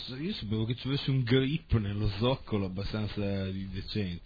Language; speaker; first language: Italian; native; Italian